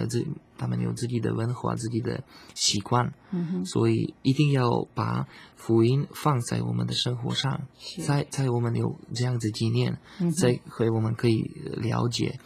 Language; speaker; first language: Chinese; non-native, fluent; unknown